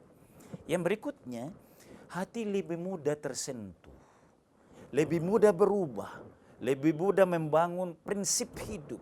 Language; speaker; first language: Indonesian; native; Indonesian